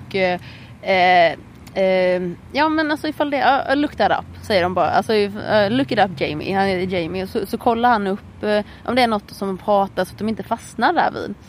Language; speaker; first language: Swedish; native; Swedish